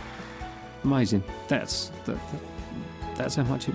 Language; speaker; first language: English; native; English